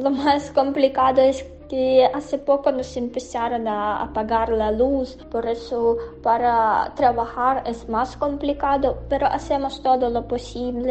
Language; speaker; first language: Spanish; non-native, fluent; Ukrainian